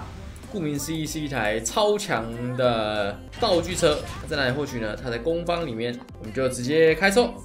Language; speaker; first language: Chinese; native; Chinese